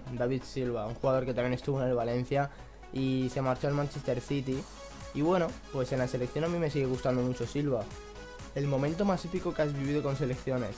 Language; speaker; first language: Spanish; native; Spanish